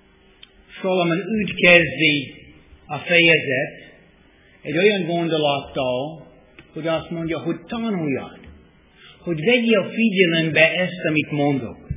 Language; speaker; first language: Hungarian; non-native, fluent; English